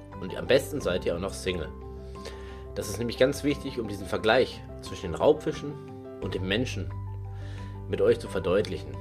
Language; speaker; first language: German; native; German